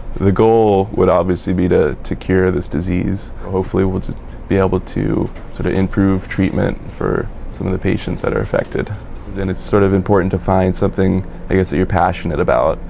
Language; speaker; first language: English; native; English